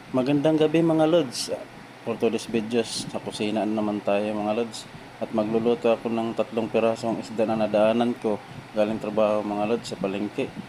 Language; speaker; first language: Filipino; non-native, local second language; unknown